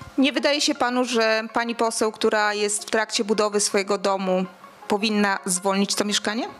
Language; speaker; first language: Polish; native; Polish